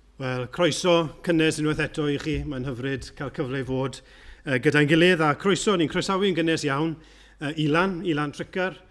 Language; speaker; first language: Welsh; native; Welsh